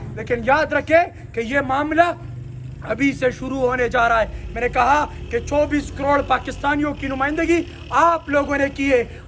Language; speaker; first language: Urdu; non-native, local second language; Pashto